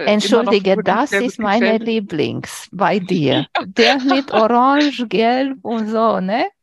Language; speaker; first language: German; non-native, fluent; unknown